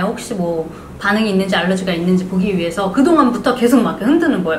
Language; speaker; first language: Korean; early bilingual, heritage; Korean